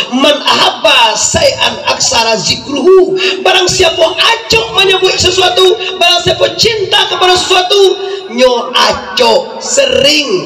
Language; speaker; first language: Malay; non-native, local second language; Minangkabau